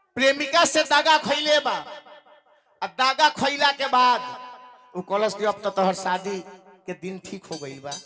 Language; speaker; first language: Bhojpuri; non-native, local second language; Maithili